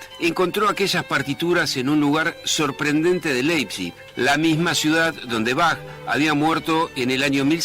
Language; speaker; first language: Spanish; native; Spanish